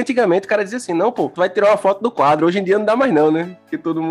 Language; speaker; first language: Portuguese; native; Portuguese